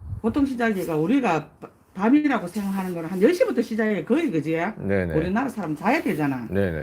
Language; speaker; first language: Korean; native; Korean